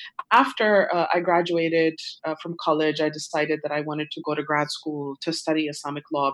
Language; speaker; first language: English; non-native, local second language; Urdu